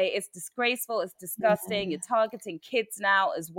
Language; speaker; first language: English; native; English